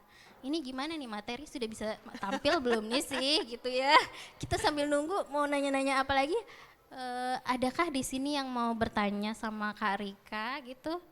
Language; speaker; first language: Indonesian; native; Indonesian